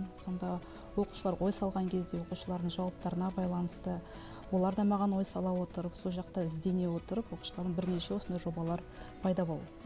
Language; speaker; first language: Kazakh; native; Kazakh